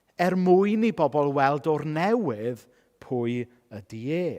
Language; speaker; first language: Welsh; native; Welsh